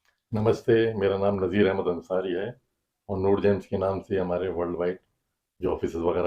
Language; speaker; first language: Hindi; native; Hindi